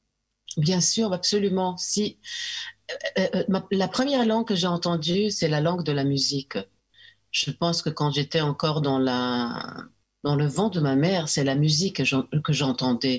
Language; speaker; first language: French; early bilingual, heritage; French